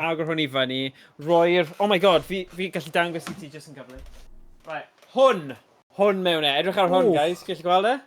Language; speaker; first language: Welsh; native; Welsh